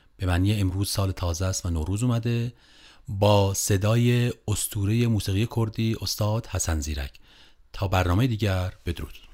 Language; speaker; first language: Persian; non-native, local second language; Kurdish